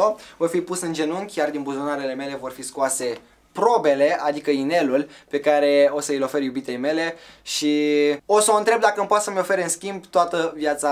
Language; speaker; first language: Romanian; native; Romanian